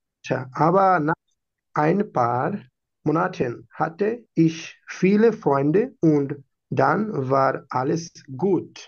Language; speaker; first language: German; non-native, learner; Bangla